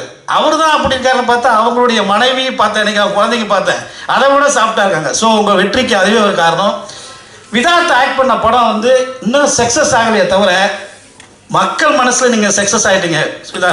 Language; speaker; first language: Tamil; native; Tamil